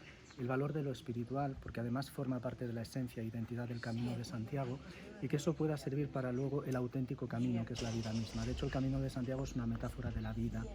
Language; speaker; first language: Spanish; native; Spanish